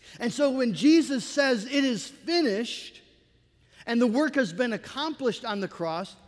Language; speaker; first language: English; native; English